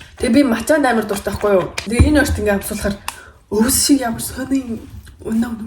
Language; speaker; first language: Mongolian; early bilingual, heritage; Mongolian